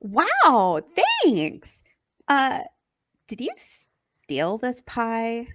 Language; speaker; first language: English; native; English